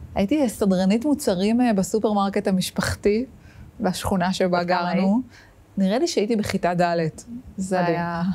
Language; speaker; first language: Hebrew; native; Hebrew